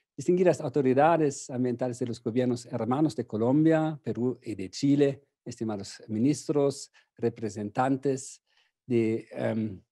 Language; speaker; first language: Spanish; non-native, fluent; German